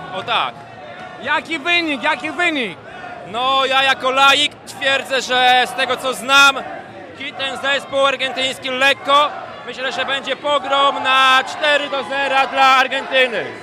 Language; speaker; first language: Polish; native; Polish